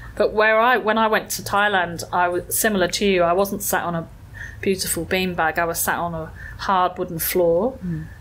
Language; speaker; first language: English; native; English